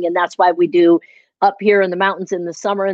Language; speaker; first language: English; native; English